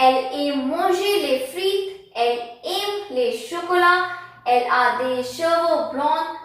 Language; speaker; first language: French; non-native, fluent; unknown